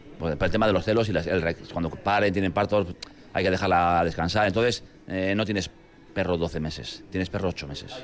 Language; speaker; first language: Spanish; native; Spanish